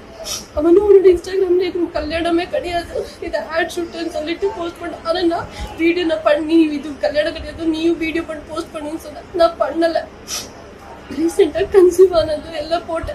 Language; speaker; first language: Tamil; non-native, local second language; Kannada